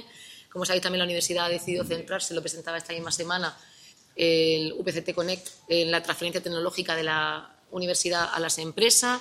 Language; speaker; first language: Spanish; native; Spanish